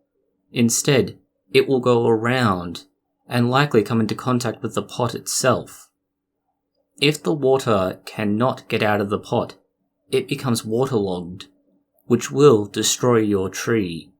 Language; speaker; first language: English; native; English